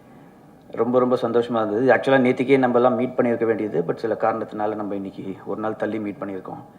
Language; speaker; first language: Tamil; native; Tamil